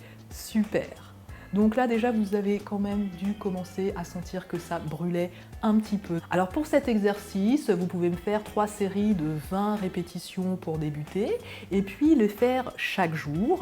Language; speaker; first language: French; native; French